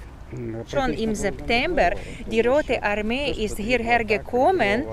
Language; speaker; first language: German; non-native, fluent; Ukrainian